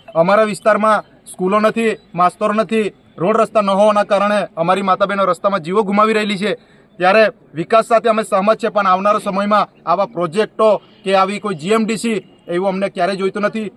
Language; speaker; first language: Gujarati; non-native, local second language; Bhili